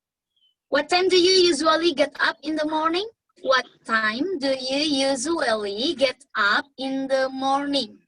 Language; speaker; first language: English; non-native, learner; Indonesian